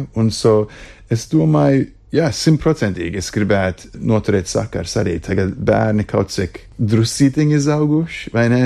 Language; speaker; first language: Latvian; early bilingual, heritage; Latvian